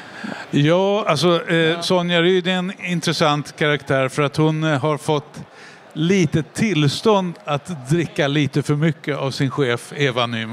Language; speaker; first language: Swedish; native; Swedish